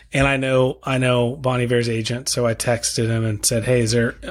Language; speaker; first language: English; native; English